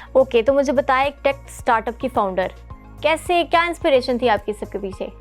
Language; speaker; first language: Urdu; native; Urdu